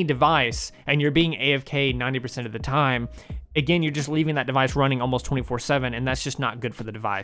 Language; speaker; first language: English; native; English